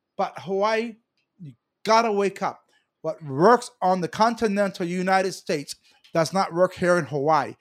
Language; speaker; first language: English; native; English